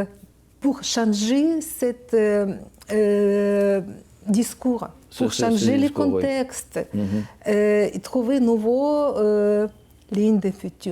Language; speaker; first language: French; non-native, learner; Ukrainian